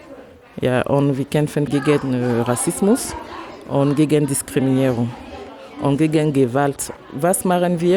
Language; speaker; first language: German; non-native, learner; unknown